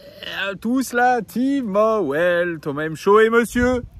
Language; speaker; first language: French; native; French